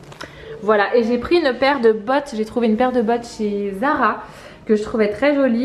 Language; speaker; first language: French; native; French